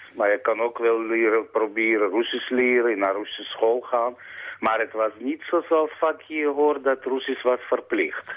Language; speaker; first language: Dutch; non-native, fluent; Armenian